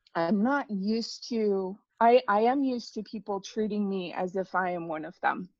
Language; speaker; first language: English; native; English